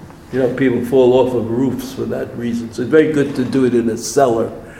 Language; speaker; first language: English; native; English